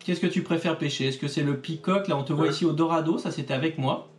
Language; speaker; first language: French; native; French